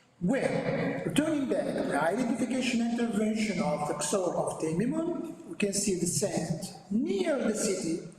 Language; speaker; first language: English; non-native, learner; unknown